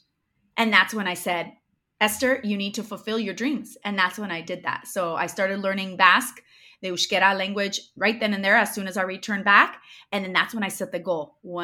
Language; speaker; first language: English; early bilingual, other home language; Spanish